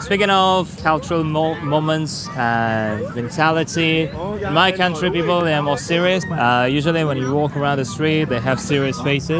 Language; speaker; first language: English; non-native, fluent; Russian